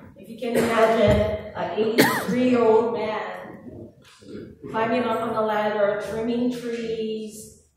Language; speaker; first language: English; native; English